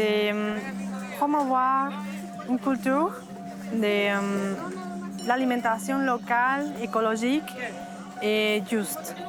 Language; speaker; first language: French; non-native, fluent; Spanish